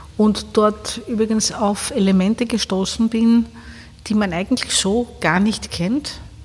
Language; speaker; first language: German; non-native, fluent; Greek